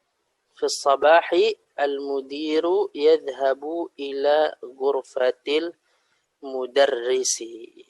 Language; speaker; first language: Arabic; non-native, fluent; Indonesian